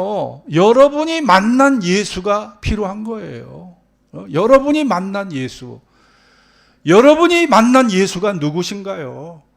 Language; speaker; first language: Korean; native; Korean